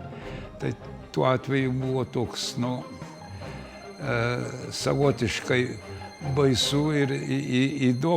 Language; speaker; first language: Lithuanian; early bilingual, heritage; Lithuanian